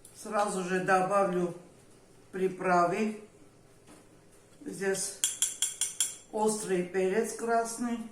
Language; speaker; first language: Russian; non-native, fluent; Armenian